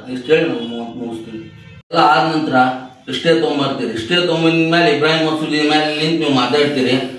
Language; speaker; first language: Kannada; non-native, local second language; Urdu